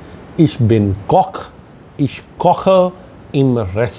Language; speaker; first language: German; non-native, fluent; Hindi